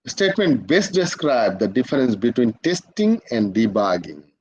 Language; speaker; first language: English; non-native, local second language; Bangla